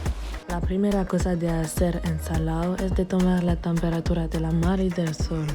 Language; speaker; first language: Spanish; non-native, learner; French